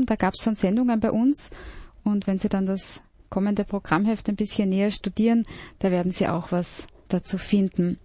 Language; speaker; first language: German; native; German